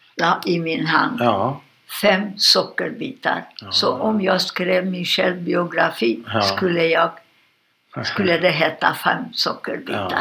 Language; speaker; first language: Swedish; non-native, fluent; Romanian